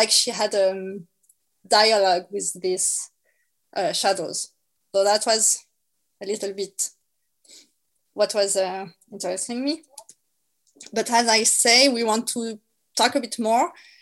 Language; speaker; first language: English; non-native, fluent; French